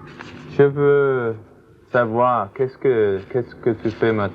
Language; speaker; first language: French; non-native, learner; Danish